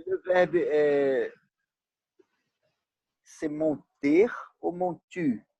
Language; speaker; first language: French; non-native, learner; Portuguese